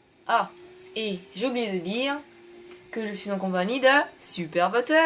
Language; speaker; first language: French; native; French